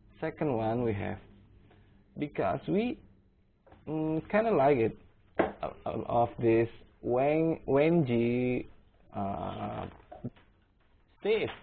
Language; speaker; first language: English; non-native, learner; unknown